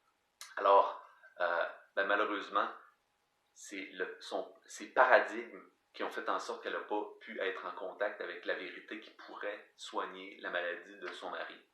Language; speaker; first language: French; native; French